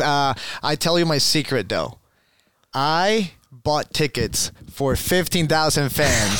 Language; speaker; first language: English; non-native, fluent; Spanish